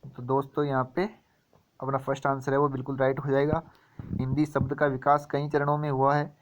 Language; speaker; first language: Hindi; native; Hindi